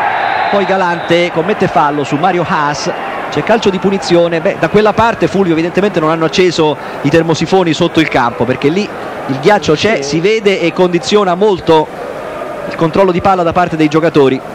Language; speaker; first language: Italian; native; Italian